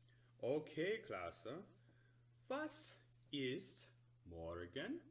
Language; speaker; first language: German; non-native, learner; English